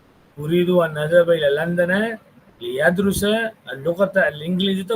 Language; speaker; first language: Arabic; non-native, fluent; Tamil